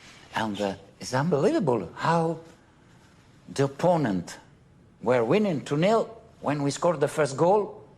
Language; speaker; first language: English; non-native, fluent; Italian